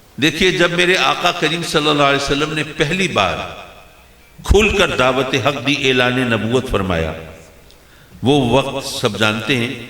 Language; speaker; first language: Urdu; native; Urdu